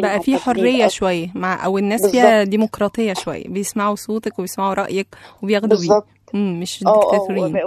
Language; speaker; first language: Arabic; native; Arabic